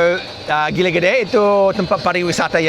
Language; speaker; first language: Indonesian; non-native, fluent; English